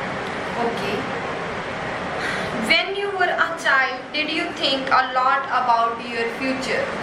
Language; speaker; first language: English; non-native, local second language; Punjabi